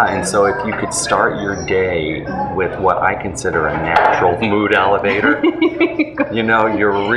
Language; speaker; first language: English; native; English